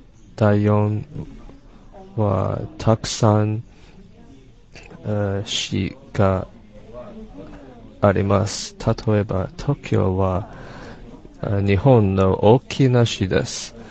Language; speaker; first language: Japanese; non-native, learner; English